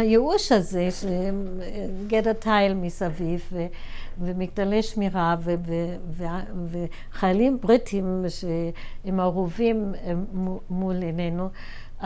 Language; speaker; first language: Hebrew; non-native, fluent; German